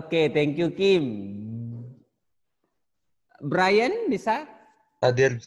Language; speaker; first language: English; non-native, learner; Indonesian